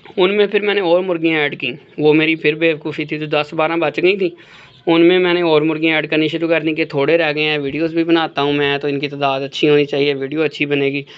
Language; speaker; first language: Urdu; native; Urdu